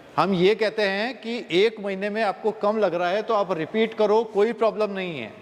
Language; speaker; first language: Hindi; native; Hindi